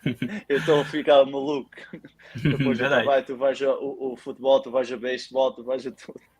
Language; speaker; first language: Portuguese; early bilingual, heritage; Portuguese